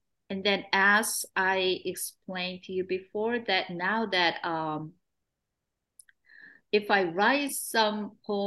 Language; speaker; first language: English; non-native, fluent; Korean